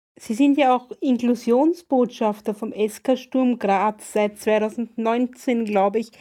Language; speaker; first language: German; native; German